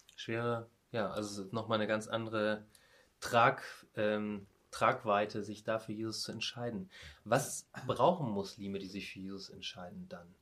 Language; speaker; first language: German; native; German